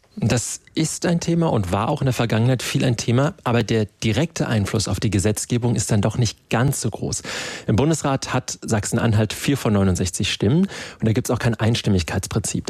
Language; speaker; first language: German; native; German